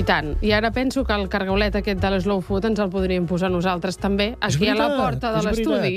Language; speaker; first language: Catalan; native; Catalan